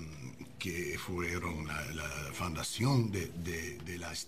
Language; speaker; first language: Spanish; non-native, learner; English